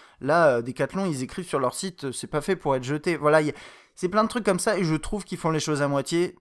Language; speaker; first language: French; native; French